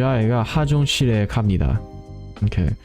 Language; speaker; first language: Korean; non-native, learner; English